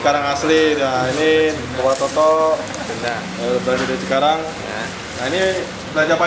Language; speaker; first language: Indonesian; native; Indonesian